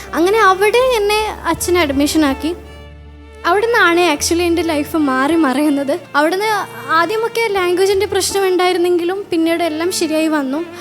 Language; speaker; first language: Malayalam; non-native, local second language; Bangla